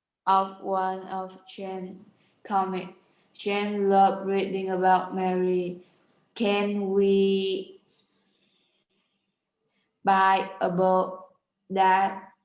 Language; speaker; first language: English; non-native, learner; Vietnamese